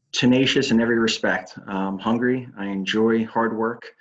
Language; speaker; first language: English; native; English